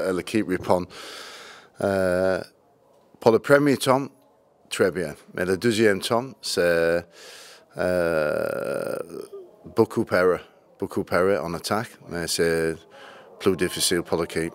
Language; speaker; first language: French; non-native, learner; English